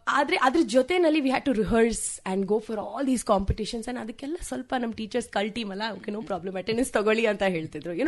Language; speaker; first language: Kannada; non-native, local second language; Tamil